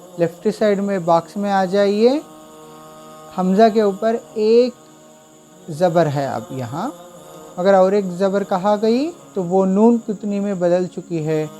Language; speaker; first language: Urdu; native; Urdu